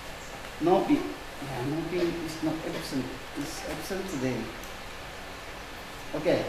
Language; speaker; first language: English; non-native, learner; Indonesian